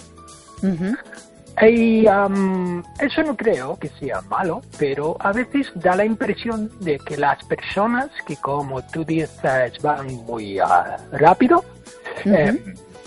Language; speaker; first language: Spanish; non-native, fluent; English